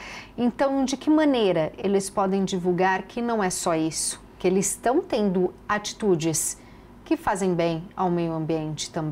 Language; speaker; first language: Portuguese; native; Portuguese